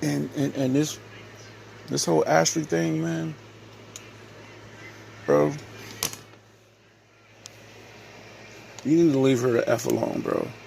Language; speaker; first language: English; native; English